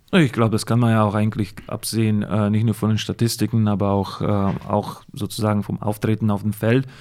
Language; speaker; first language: German; non-native, fluent; Slovak